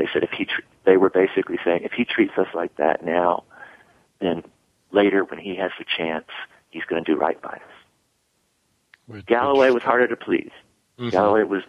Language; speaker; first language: English; native; English